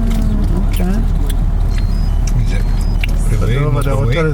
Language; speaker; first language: English; non-native, local second language; Zulu